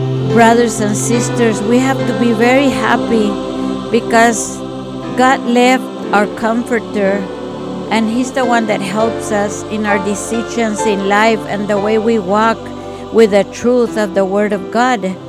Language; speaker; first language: English; early bilingual, other home language; Spanish